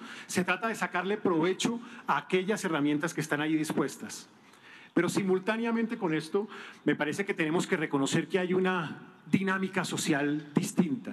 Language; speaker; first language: Spanish; native; Spanish